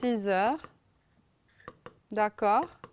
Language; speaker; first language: French; non-native, fluent; Romanian